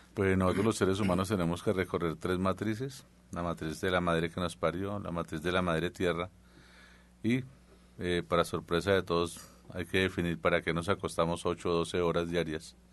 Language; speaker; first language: Spanish; native; Spanish